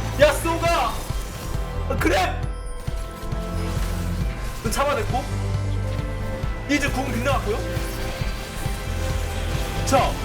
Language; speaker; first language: Korean; native; Korean